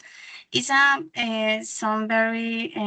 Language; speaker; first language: English; non-native, learner; Spanish